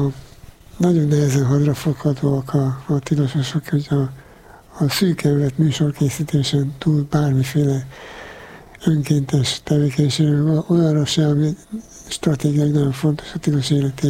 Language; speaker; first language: Hungarian; native; Hungarian